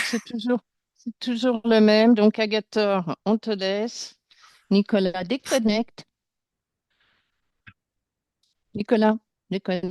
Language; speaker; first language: French; native; French